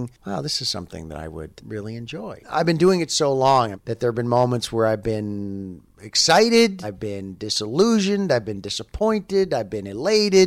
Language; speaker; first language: English; native; English